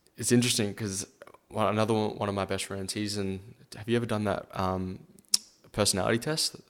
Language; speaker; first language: English; native; English